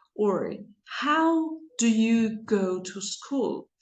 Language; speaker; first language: English; non-native, fluent; Georgian